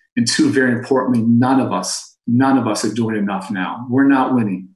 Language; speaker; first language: English; native; English